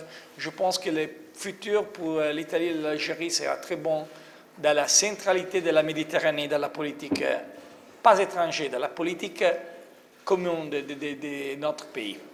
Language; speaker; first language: French; non-native, fluent; Italian